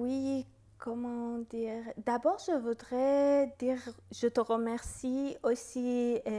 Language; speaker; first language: French; non-native, fluent; Persian